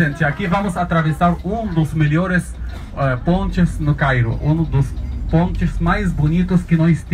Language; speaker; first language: Portuguese; non-native, learner; Arabic